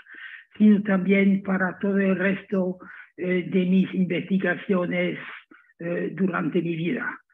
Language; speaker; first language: Spanish; non-native, fluent; German